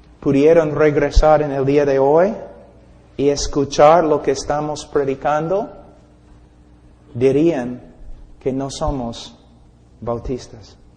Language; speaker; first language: Spanish; non-native, fluent; English